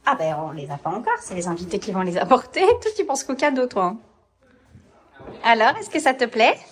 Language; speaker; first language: French; native; French